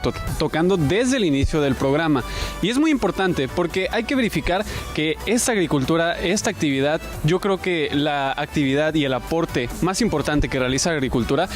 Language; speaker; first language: Spanish; native; Spanish